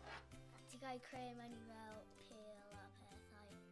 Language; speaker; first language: Welsh; non-native, local second language; English